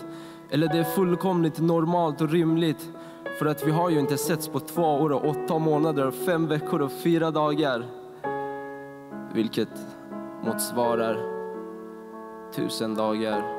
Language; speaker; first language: Swedish; non-native, fluent; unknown